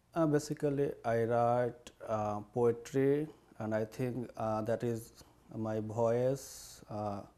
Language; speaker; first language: English; non-native, learner; Bangla